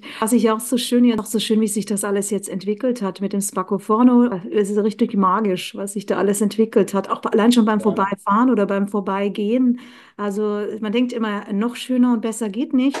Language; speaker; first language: German; native; German